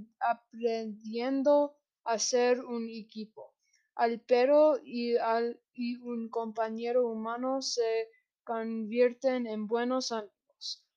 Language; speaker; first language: Spanish; non-native, learner; English